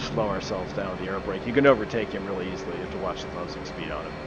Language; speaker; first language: English; native; English